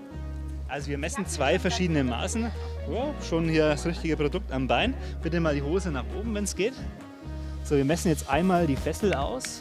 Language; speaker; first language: German; native; German